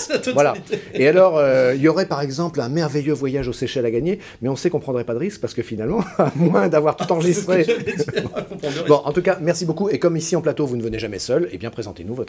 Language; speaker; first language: French; native; French